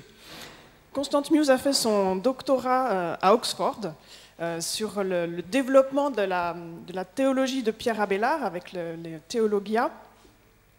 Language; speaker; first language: French; native; French